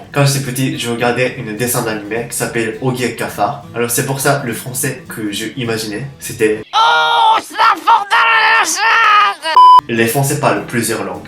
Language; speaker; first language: French; non-native, learner; Japanese